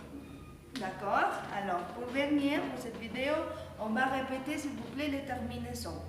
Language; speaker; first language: French; non-native, fluent; Spanish